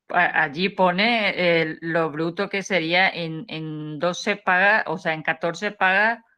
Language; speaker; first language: Spanish; native; Spanish